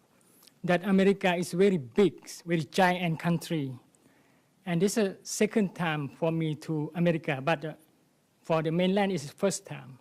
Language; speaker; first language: English; non-native, learner; Thai